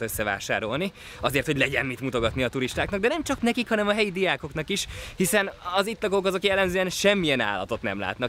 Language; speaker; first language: Hungarian; native; Hungarian